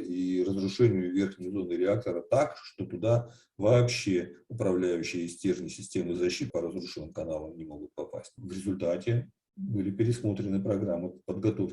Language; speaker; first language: Russian; native; Russian